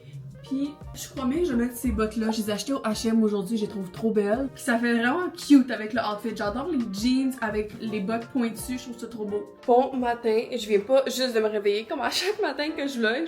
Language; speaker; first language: French; native; French